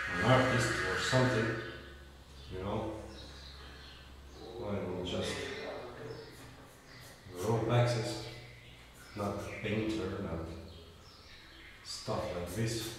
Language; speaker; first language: English; non-native, fluent; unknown